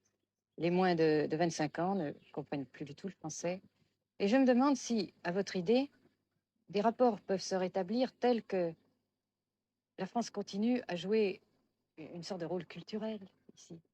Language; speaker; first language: French; native; French